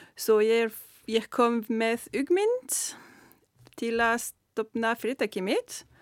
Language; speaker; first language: Icelandic; non-native, learner; French